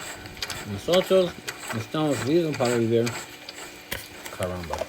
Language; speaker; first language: Spanish; non-native, learner; English